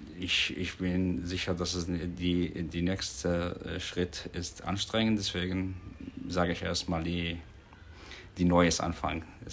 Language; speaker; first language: German; non-native, learner; Arabic